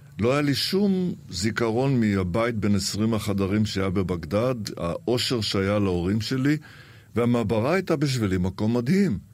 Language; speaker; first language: Hebrew; early bilingual, other home language; Arabic